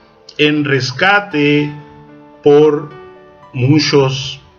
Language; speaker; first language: Spanish; native; Spanish